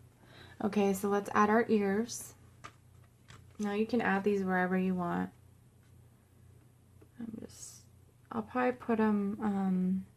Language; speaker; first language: English; native; English